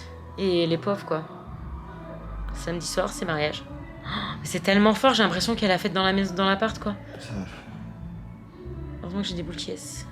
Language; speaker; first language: French; native; French